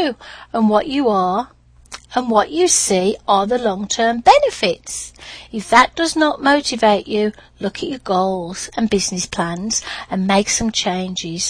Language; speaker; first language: English; native; English